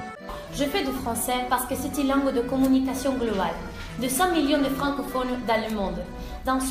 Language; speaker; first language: French; non-native, learner; Spanish